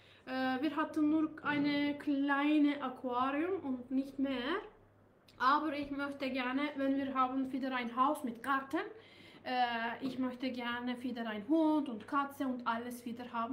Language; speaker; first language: German; non-native, learner; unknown